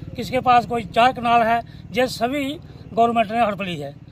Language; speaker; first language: Hindi; native; Hindi